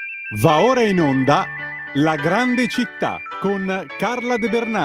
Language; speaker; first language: Italian; native; Italian